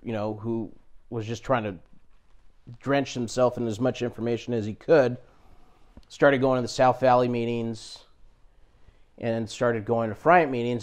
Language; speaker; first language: English; native; English